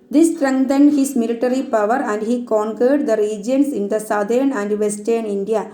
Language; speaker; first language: English; non-native, local second language; Malayalam